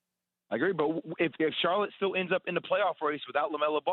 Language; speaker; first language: English; native; English